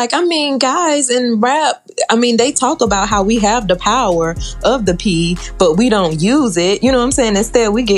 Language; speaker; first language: English; native; English